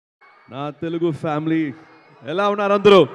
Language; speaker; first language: Telugu; non-native, learner; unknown